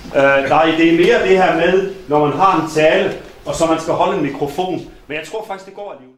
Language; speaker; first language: Danish; native; Danish